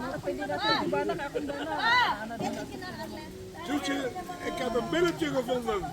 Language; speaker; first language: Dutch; non-native, learner; Filipino